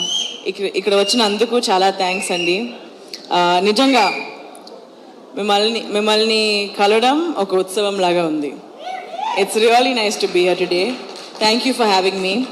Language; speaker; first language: Telugu; non-native, local second language; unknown